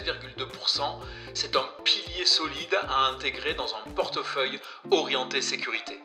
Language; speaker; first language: French; native; French